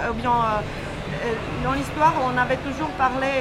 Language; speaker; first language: French; non-native, fluent; Czech